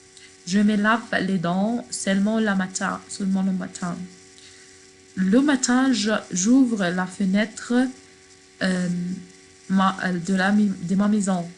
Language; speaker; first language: French; non-native, fluent; Arabic